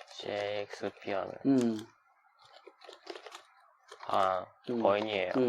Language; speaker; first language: Korean; non-native, learner; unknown